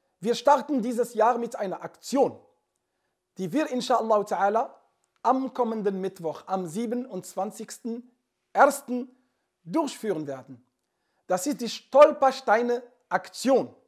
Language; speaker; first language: German; non-native, fluent; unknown